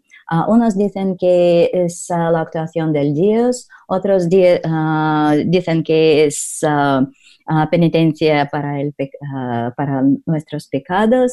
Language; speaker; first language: Spanish; non-native, learner; Russian